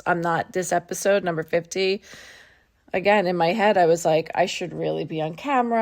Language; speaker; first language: English; native; English